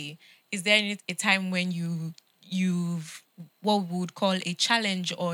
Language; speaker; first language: English; non-native, local second language; Yoruba